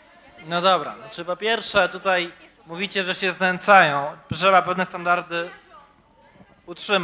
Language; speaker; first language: Polish; native; Polish